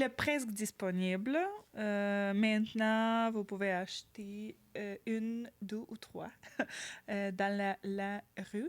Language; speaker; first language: French; non-native, learner; Ukrainian